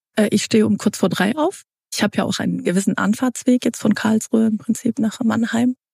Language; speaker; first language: German; early bilingual, other home language; Romanian